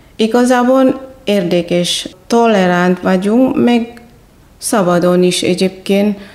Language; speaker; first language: Hungarian; non-native, fluent; Indonesian